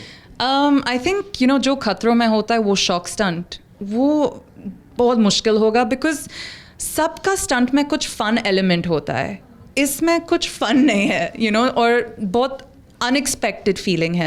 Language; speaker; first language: Hindi; non-native, local second language; English